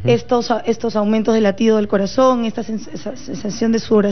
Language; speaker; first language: Spanish; native; Spanish